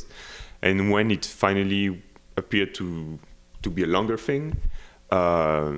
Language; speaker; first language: English; non-native, fluent; French